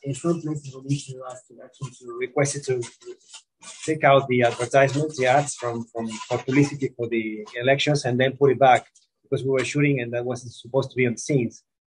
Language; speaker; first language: English; non-native, fluent; Spanish